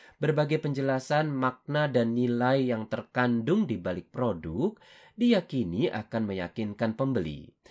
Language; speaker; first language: Indonesian; native; Indonesian